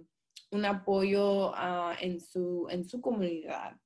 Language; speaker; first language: Spanish; early bilingual, heritage; Spanish